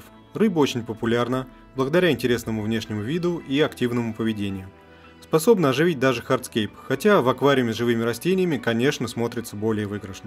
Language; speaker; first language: Russian; native; Russian